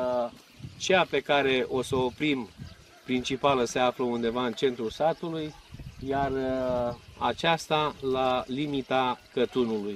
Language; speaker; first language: Romanian; non-native, local second language; Turkish